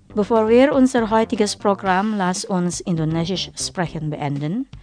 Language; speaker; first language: German; non-native, fluent; Indonesian